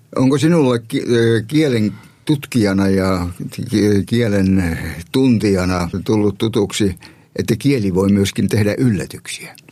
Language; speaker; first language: Finnish; native; Finnish